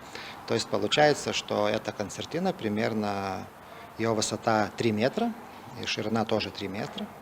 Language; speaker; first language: Russian; non-native, fluent; Lithuanian